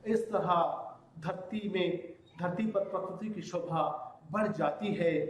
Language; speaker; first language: Hindi; non-native, local second language; Telugu